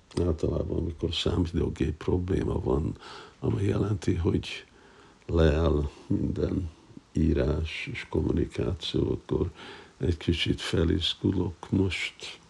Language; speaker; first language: Hungarian; non-native, fluent; English